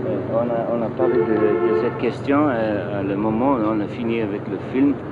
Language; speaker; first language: French; non-native, fluent; English